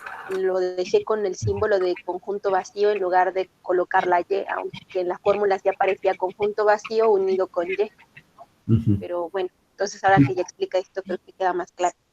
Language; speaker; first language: Spanish; native; Spanish